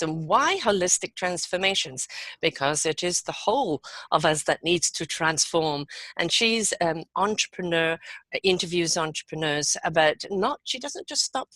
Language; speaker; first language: English; native; English